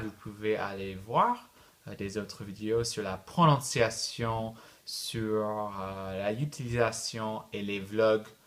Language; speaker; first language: French; non-native, fluent; English